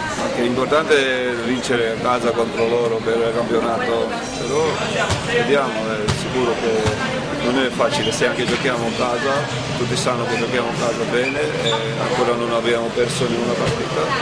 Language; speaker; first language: Italian; non-native, learner; Georgian